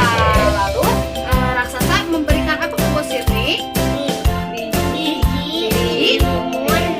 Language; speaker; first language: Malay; non-native, local second language; Sundanese